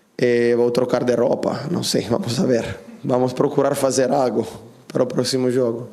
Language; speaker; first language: Portuguese; non-native, fluent; Italian